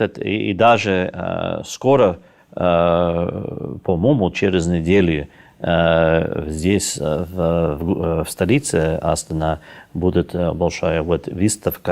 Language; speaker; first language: Russian; non-native, fluent; English